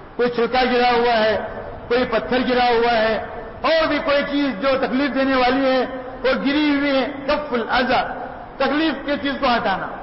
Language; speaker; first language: Urdu; non-native, local second language; Konkani